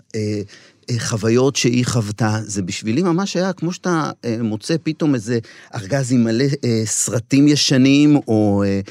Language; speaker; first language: Hebrew; native; Hebrew